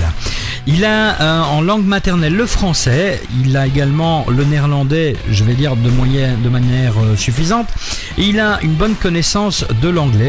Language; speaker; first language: French; native; French